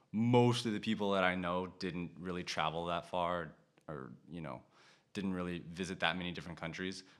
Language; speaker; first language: English; native; English